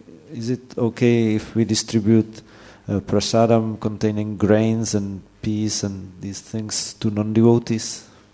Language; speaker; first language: English; non-native, fluent; Czech